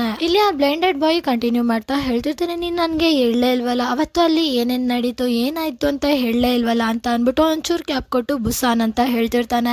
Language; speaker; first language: Kannada; native; Kannada